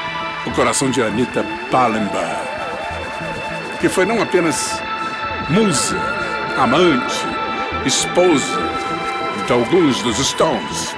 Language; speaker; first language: Portuguese; native; Portuguese